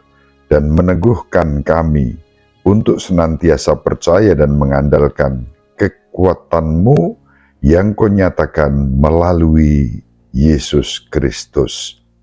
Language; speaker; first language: Indonesian; native; Indonesian